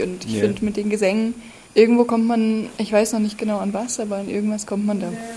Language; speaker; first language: German; native; German